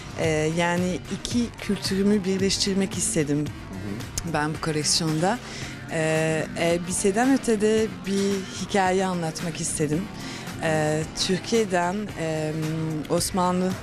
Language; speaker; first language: Turkish; early bilingual, heritage; Turkish